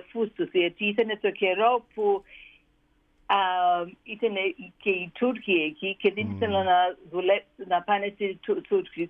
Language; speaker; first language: Greek; early bilingual, heritage; Greek